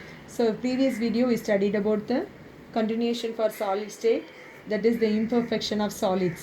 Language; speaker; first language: English; non-native, local second language; Tamil